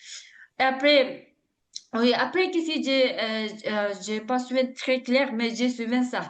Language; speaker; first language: French; non-native, learner; Tibetan